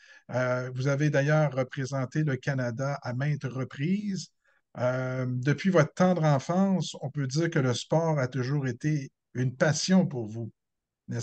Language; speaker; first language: French; native; French